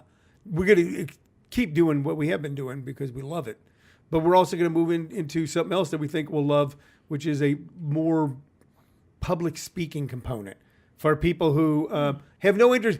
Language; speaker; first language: English; native; English